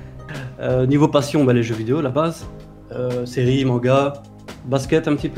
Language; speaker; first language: French; native; French